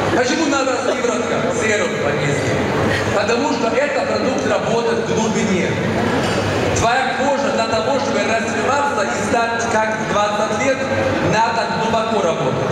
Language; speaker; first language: Russian; non-native, fluent; Swedish